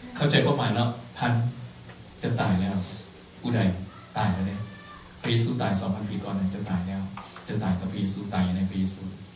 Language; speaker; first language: Thai; non-native, local second language; Lao